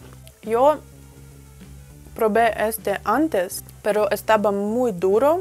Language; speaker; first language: Spanish; non-native, fluent; Russian